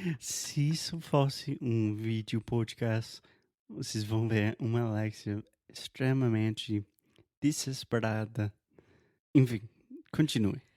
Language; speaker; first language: Portuguese; non-native, fluent; English